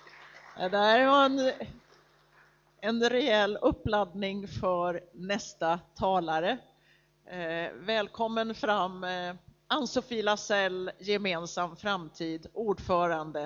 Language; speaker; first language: Swedish; native; Swedish